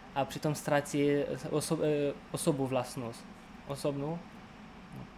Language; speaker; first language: Czech; non-native, fluent; Romanian